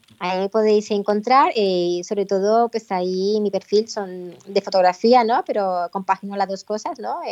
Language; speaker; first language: Spanish; native; Spanish